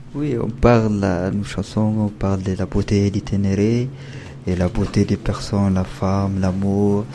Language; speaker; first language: French; non-native, local second language; Tamasheq